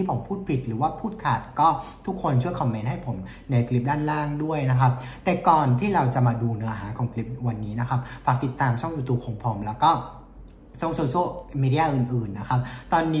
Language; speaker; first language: Thai; non-native, fluent; Vietnamese